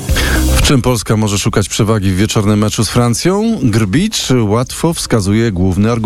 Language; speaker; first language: Polish; native; Polish